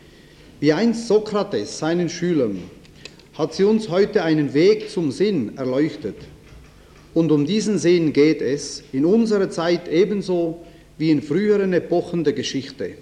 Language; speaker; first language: German; native; German